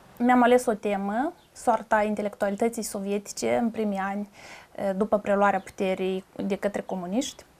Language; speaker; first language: Romanian; native; Romanian